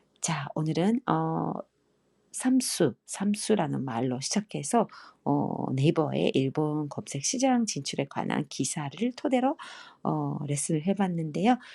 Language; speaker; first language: Korean; non-native, fluent; Japanese